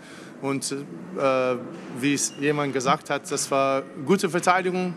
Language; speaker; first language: German; non-native, fluent; English